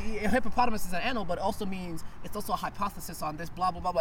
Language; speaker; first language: English; early bilingual, other home language; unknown